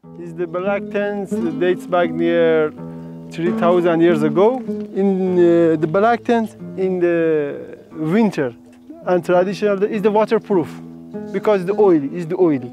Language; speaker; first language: English; non-native, learner; Persian